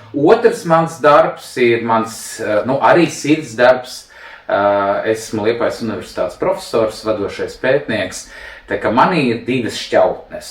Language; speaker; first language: Latvian; non-native, local second language; Russian